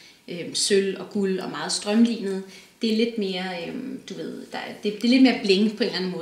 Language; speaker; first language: Danish; native; Danish